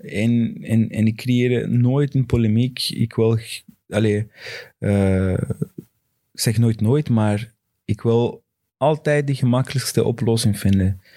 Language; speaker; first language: Dutch; non-native, fluent; Portuguese